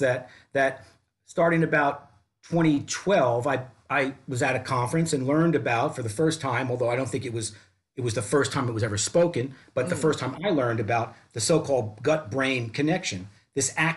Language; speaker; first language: English; native; English